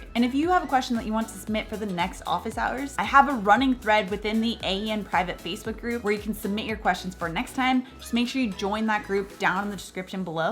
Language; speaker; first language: English; native; English